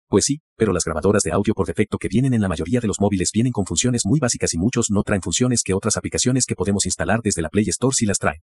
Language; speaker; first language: Spanish; native; Spanish